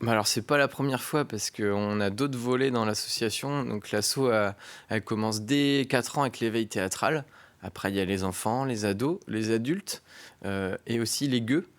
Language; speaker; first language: French; native; French